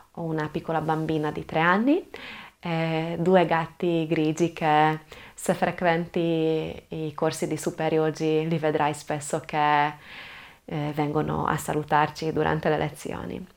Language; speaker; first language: Italian; non-native, fluent; Hungarian